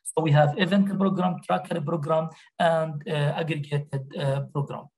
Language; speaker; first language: English; non-native, fluent; Arabic